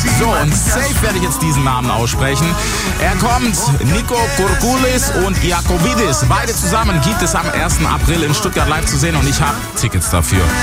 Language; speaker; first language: German; native; German